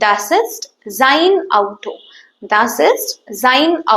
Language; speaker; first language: German; non-native, fluent; Tamil